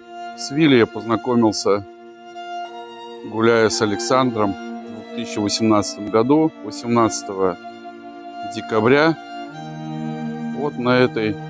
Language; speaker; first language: Russian; native; Russian